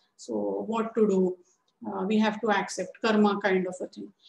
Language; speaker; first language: English; non-native, local second language; Marathi